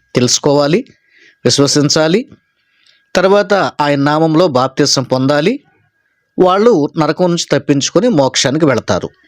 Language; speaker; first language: Telugu; native; Telugu